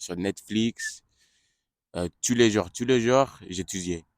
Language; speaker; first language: French; non-native, learner; English